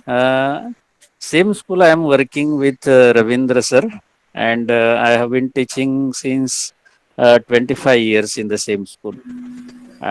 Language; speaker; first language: English; non-native, learner; Marathi